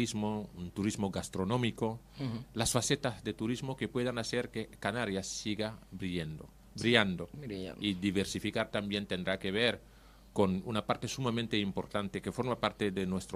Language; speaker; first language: Spanish; native; Spanish